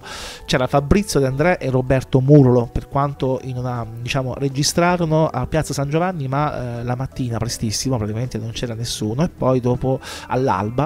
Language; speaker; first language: Italian; native; Italian